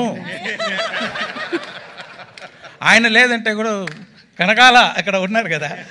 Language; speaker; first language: Telugu; non-native, local second language; Tamil